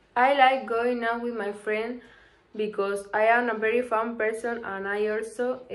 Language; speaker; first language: English; non-native, learner; Spanish